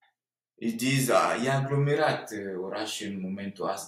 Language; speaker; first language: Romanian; non-native, fluent; French